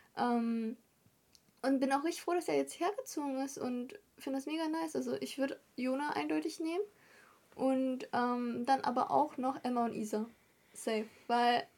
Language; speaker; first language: German; early bilingual, other home language; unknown